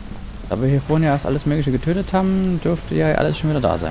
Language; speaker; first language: German; native; German